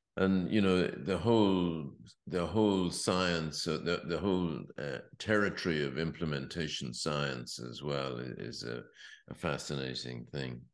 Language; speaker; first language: English; native; English